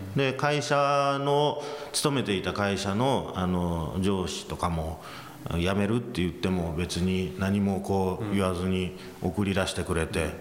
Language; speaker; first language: Japanese; early bilingual, heritage; English